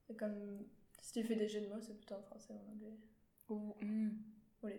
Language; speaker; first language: French; native; French